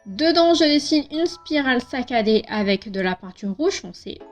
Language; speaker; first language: French; native; French